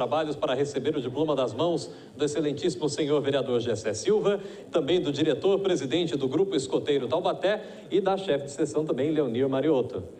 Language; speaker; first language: Portuguese; native; Portuguese